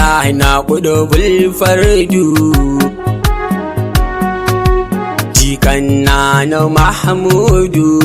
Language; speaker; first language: Arabic; non-native, learner; Indonesian